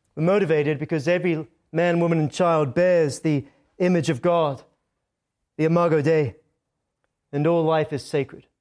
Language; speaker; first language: English; native; English